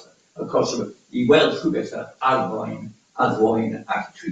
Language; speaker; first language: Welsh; non-native, learner; English